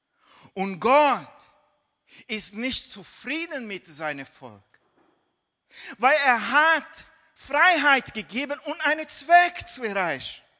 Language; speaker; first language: German; non-native, fluent; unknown